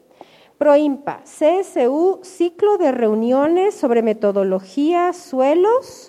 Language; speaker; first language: Spanish; native; Spanish